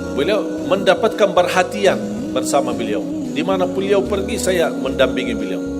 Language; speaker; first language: Indonesian; non-native, fluent; Arabic